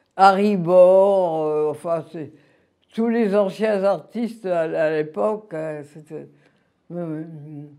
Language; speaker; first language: French; native; French